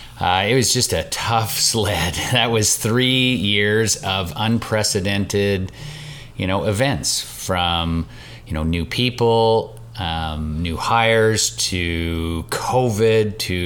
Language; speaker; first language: English; native; English